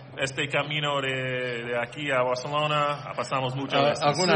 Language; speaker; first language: Spanish; non-native, learner; English